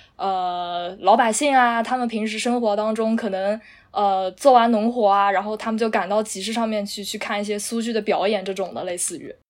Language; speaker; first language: Chinese; native; Chinese